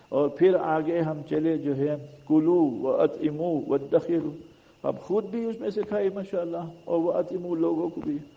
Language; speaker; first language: Urdu; non-native, local second language; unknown